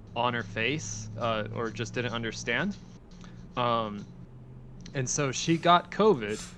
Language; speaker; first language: English; early bilingual, other home language; Spanish